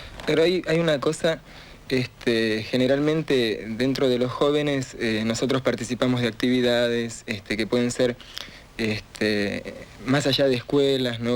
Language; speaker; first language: Spanish; non-native, local second language; Ukrainian